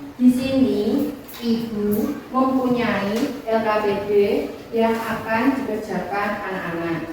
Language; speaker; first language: Malay; native; Malay